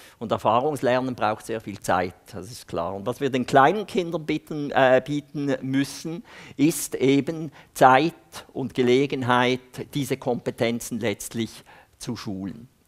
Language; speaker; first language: German; native; German